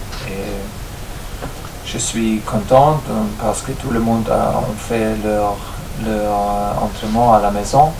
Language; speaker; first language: French; non-native, fluent; German